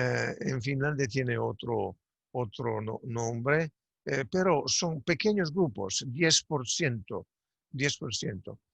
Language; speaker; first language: Spanish; non-native, fluent; Italian